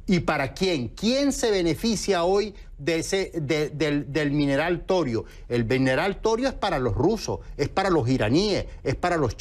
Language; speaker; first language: Spanish; native; Spanish